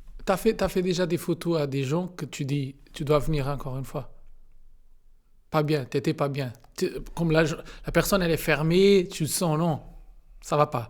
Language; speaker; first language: French; non-native, learner; Portuguese